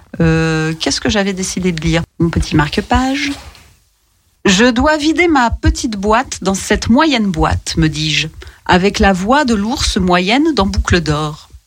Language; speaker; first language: French; native; French